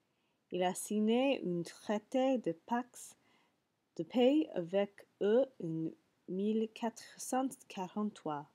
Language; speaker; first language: French; non-native, learner; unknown